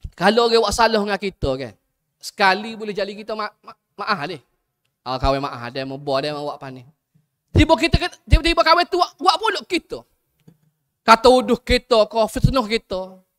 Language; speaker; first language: Malay; native; Malay